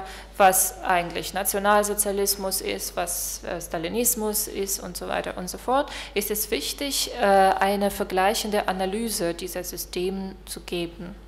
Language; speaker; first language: German; non-native, fluent; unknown